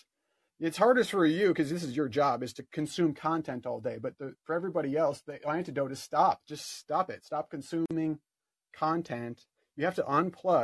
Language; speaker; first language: English; native; English